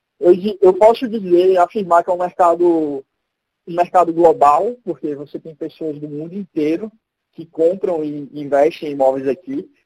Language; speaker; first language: Portuguese; native; Portuguese